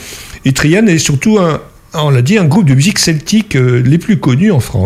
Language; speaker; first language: French; native; French